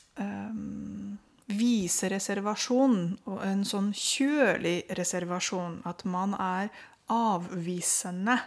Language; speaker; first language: Norwegian; non-native, fluent; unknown